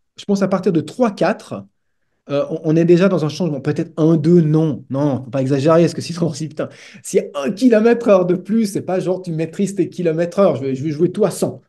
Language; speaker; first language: French; native; French